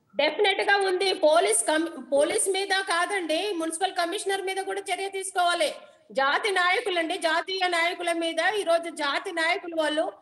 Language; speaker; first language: Telugu; native; Telugu